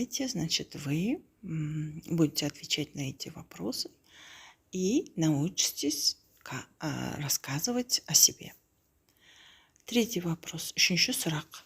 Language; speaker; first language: Russian; non-native, local second language; Kazakh